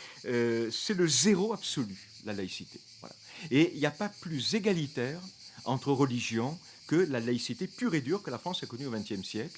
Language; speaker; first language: French; native; French